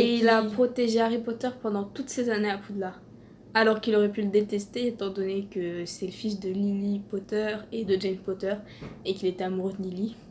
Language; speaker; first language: French; native; French